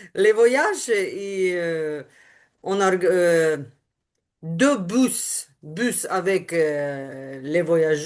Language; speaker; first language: French; non-native, learner; Ukrainian